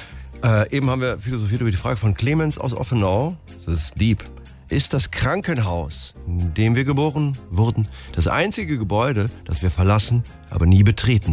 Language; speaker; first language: German; native; German